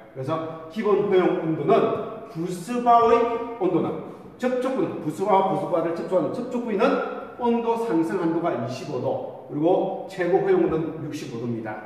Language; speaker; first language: Korean; native; Korean